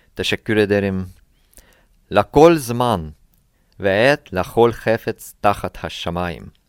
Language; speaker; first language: Turkish; non-native, fluent; Ukrainian